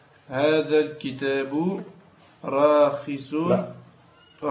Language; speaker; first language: Arabic; non-native, learner; French